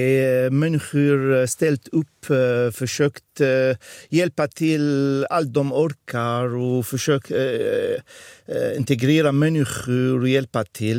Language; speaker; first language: Swedish; non-native, fluent; Arabic